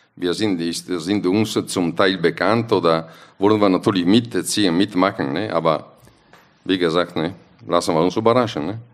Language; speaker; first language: German; non-native, fluent; Italian